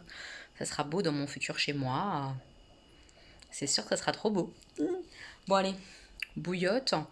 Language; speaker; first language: French; native; French